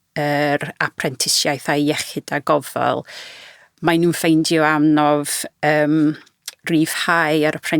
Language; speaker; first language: Welsh; non-native, fluent; English